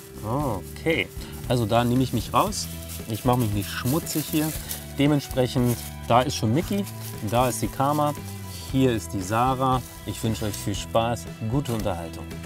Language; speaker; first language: German; native; German